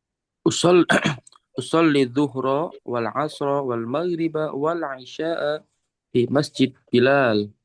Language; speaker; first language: Arabic; non-native, learner; Indonesian